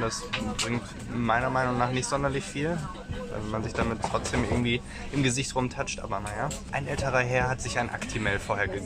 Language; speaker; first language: German; native; German